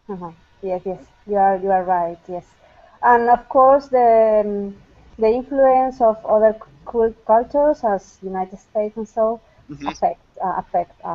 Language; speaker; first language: English; non-native, fluent; Spanish